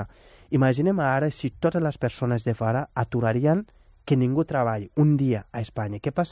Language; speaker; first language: Catalan; non-native, fluent; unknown